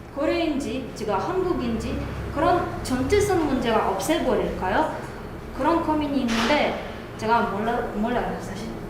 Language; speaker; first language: Korean; non-native, fluent; Russian